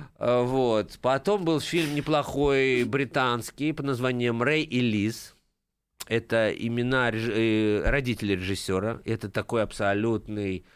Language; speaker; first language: Russian; native; Russian